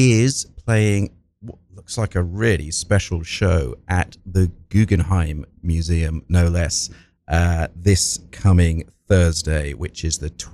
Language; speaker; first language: English; native; English